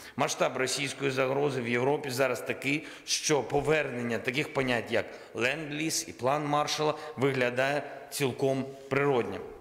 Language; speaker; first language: Ukrainian; non-native, local second language; Russian